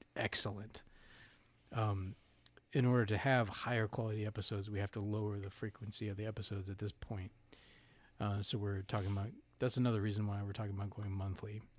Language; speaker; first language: English; native; English